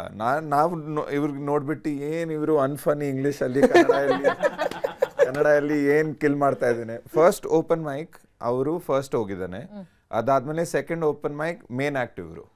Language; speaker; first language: Kannada; non-native, learner; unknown